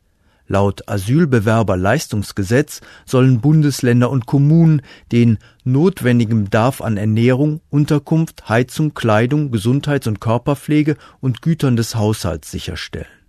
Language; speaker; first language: German; native; German